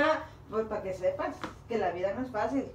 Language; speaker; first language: Spanish; native; Spanish